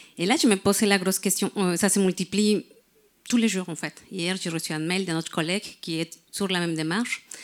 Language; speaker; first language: French; non-native, fluent; Spanish